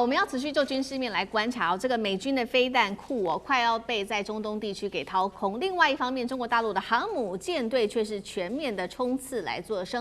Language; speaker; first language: Chinese; native; Chinese